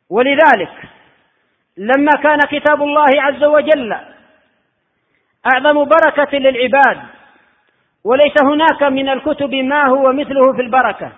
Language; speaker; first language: Arabic; native; Arabic